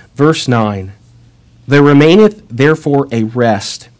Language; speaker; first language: English; native; English